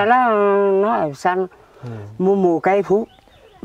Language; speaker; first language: Vietnamese; non-native, local second language; Hmong